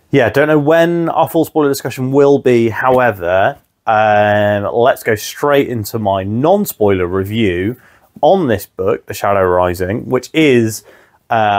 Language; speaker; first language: English; native; English